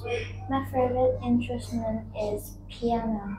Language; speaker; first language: English; non-native, learner; Vietnamese